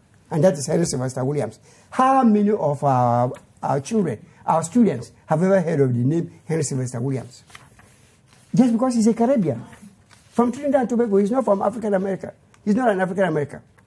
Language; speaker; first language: English; non-native, local second language; Akan